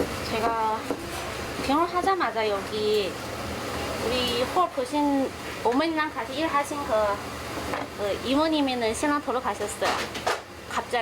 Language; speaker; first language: Korean; non-native, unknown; Chinese